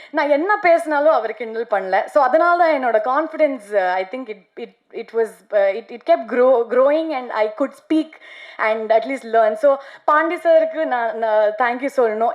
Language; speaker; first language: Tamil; non-native, learner; Kannada